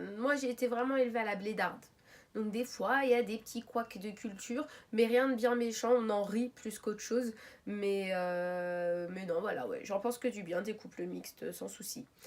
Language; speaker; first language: French; early bilingual, other home language; Arabic